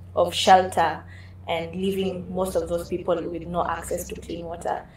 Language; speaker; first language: English; non-native, local second language; Kalenjin